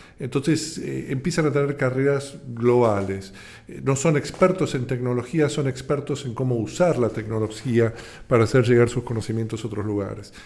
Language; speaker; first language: Spanish; native; Spanish